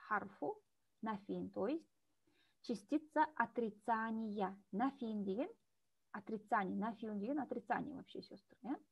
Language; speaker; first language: Russian; non-native, local second language; Kazakh